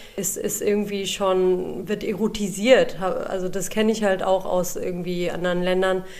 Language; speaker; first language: German; early bilingual, other home language; Urdu